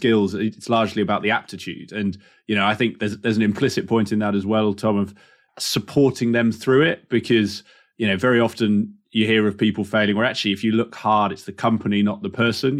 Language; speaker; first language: English; native; English